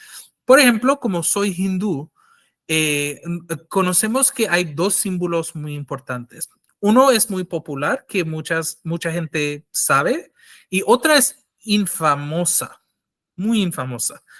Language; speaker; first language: Spanish; non-native, fluent; English